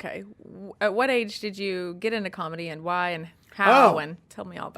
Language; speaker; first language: English; native; English